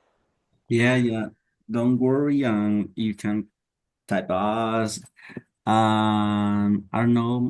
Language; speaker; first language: English; non-native, learner; Spanish